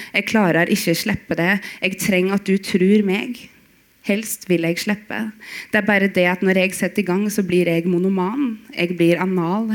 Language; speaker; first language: Norwegian; native; Norwegian